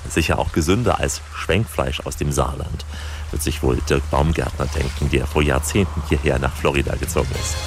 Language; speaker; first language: German; native; German